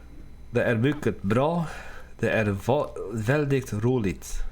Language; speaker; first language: Swedish; non-native, learner; Dutch